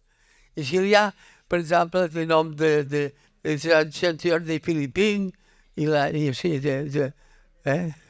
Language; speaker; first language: French; non-native, learner; Catalan